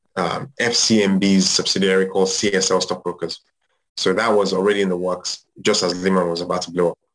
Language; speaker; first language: English; non-native, local second language; Yoruba